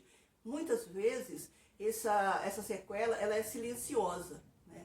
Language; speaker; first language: Portuguese; native; Portuguese